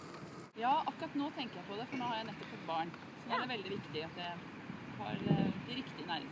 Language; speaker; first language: Norwegian; native; Norwegian